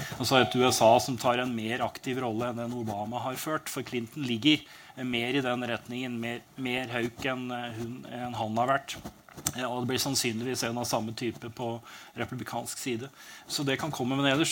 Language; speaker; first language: Norwegian; native; Norwegian